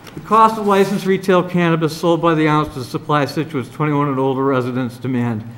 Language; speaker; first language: English; native; English